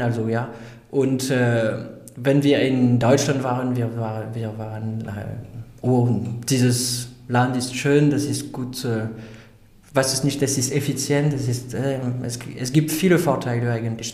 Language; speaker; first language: German; non-native, fluent; French